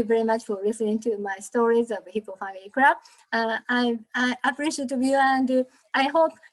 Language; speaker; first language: English; non-native, learner; Japanese